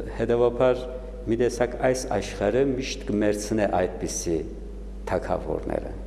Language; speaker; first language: Armenian; early bilingual, heritage; Armenian